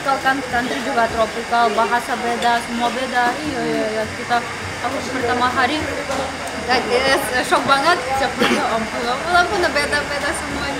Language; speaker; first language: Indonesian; non-native, learner; Russian